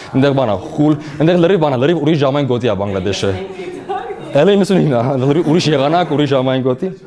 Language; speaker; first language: Armenian; early bilingual, heritage; Armenian